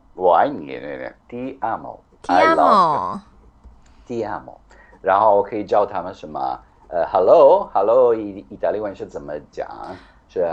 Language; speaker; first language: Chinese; non-native, fluent; Italian